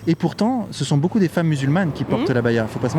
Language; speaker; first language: French; native; French